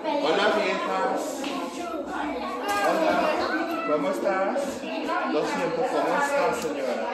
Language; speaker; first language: Spanish; non-native, learner; English